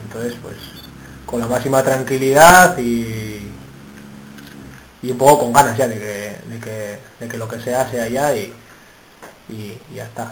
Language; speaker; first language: Spanish; native; Spanish